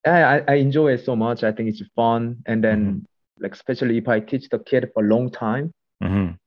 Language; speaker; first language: English; non-native, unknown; Korean